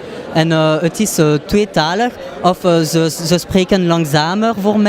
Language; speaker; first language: Dutch; non-native, local second language; French